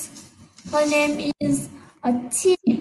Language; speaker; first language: English; non-native, learner; Vietnamese